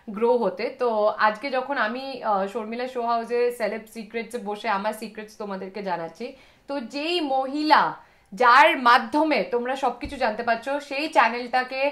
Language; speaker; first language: Bangla; native; Bangla